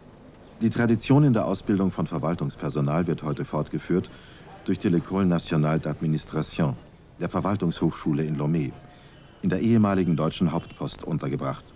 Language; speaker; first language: German; native; German